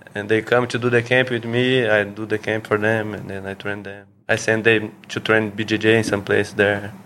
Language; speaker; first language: English; non-native, learner; Portuguese